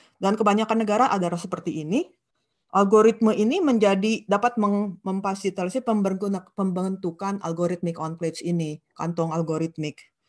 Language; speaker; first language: Indonesian; non-native, local second language; Sundanese